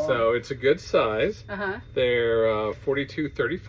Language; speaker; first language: English; native; English